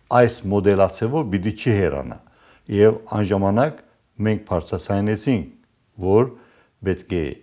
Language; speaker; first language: Armenian; native; Armenian